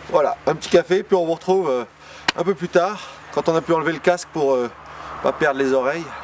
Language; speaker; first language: French; native; French